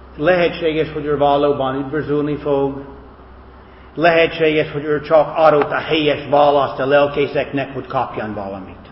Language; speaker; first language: Hungarian; non-native, fluent; English